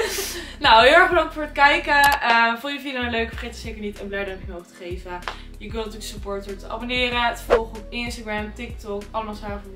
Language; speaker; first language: Dutch; native; Dutch